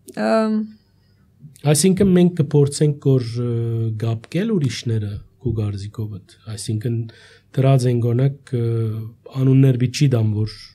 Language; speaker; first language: Armenian; early bilingual, heritage; Armenian